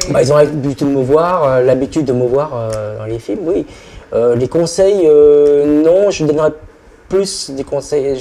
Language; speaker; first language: French; non-native, fluent; Vietnamese